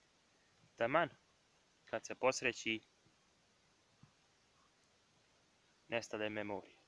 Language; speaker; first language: Serbian; native; Serbian